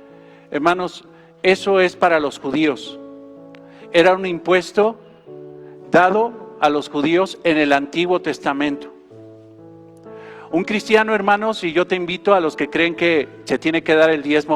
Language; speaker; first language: Spanish; native; Spanish